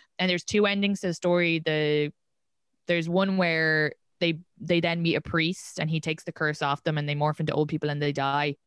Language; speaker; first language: English; native; English